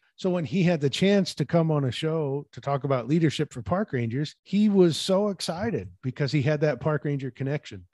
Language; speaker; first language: English; native; English